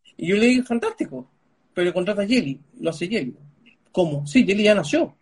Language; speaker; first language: Spanish; early bilingual, other home language; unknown